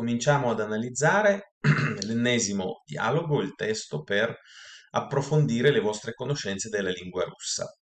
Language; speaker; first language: Italian; non-native, fluent; Russian